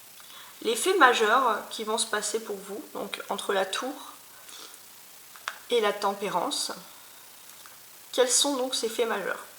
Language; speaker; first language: French; native; French